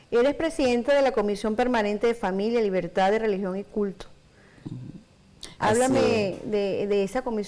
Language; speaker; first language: Spanish; native; Spanish